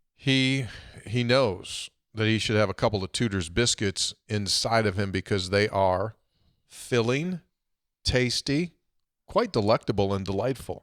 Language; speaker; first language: English; native; English